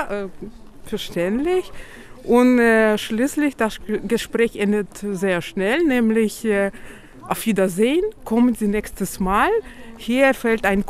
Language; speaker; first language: German; non-native, fluent; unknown